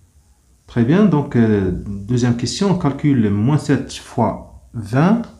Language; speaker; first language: French; non-native, local second language; Arabic